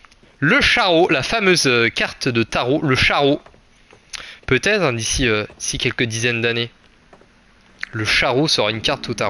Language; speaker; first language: French; native; French